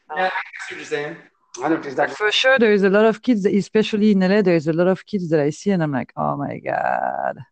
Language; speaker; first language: English; non-native, fluent; French